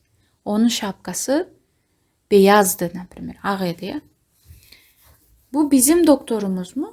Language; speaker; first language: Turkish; non-native, fluent; Kazakh